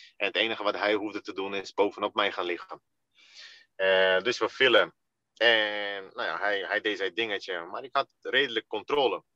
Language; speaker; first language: Dutch; early bilingual, other home language; Russian